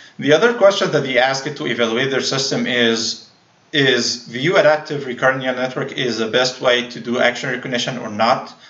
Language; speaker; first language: English; non-native, fluent; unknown